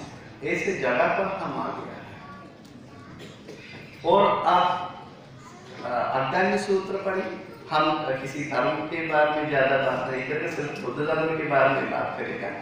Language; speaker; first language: Hindi; non-native, learner; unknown